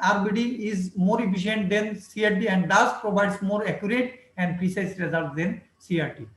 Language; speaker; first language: English; non-native, local second language; Bangla